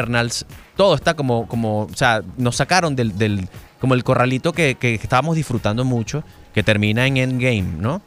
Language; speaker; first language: Spanish; native; Spanish